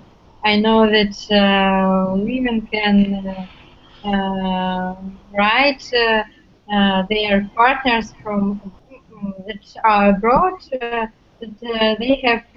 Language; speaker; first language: English; non-native, learner; Russian